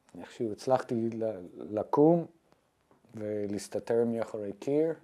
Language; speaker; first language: Hebrew; non-native, fluent; English